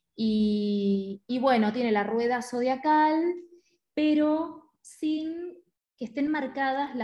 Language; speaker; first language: Spanish; native; Spanish